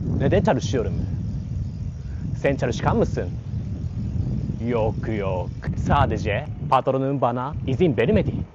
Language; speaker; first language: Turkish; non-native, learner; Japanese